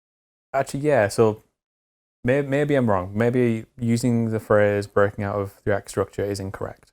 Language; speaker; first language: English; native; English